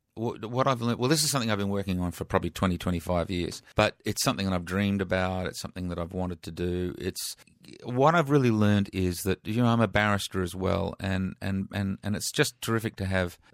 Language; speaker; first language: English; native; English